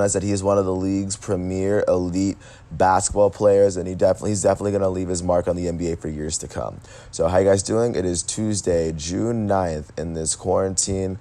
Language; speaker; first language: English; native; English